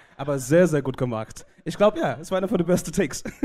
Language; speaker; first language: German; non-native, learner; Shona